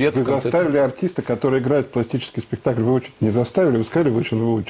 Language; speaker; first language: Russian; native; Russian